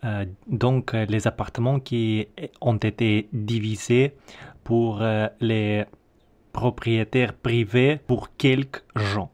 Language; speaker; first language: French; non-native, learner; Russian